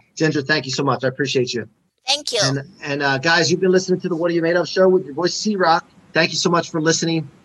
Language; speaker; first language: English; non-native, fluent; Chinese